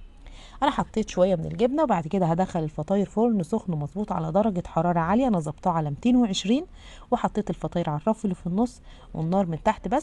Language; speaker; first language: Arabic; native; Arabic